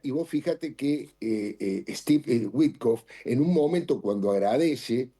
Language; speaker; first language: Spanish; native; Spanish